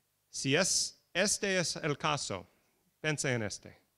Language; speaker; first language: Spanish; non-native, learner; English